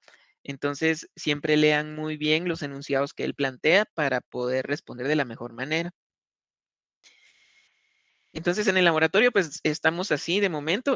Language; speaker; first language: Spanish; native; Spanish